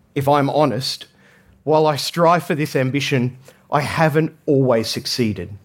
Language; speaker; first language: English; native; English